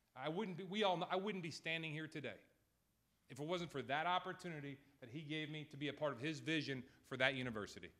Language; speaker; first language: English; native; English